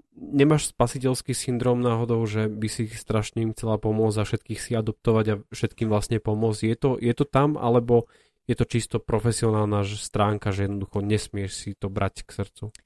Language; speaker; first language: Slovak; native; Slovak